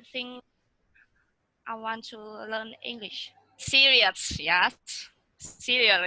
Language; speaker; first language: English; non-native, learner; Vietnamese